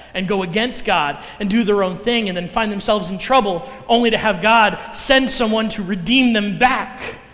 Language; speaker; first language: English; native; English